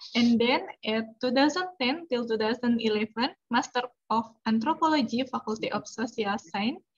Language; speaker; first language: English; non-native, fluent; Indonesian